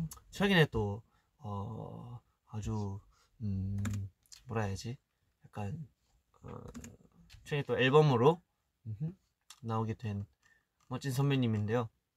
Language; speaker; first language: Korean; early bilingual, heritage; Korean